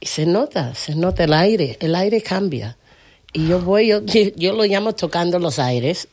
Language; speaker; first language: Spanish; non-native, fluent; English